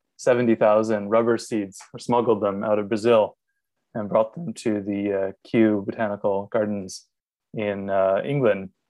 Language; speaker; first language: English; native; English